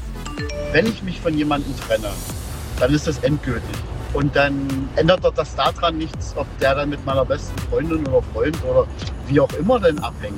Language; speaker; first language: German; native; German